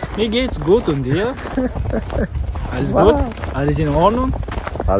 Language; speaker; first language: German; non-native, learner; Bangla